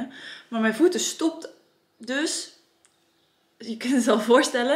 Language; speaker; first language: Dutch; native; Dutch